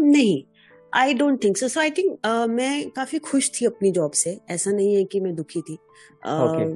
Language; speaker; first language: Hindi; native; Hindi